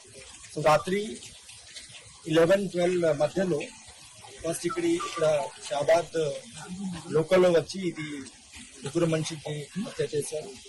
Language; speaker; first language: Telugu; non-native, local second language; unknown